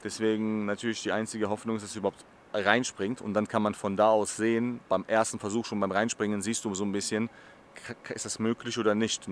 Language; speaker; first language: German; native; German